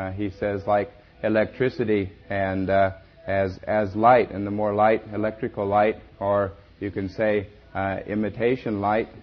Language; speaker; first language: English; native; English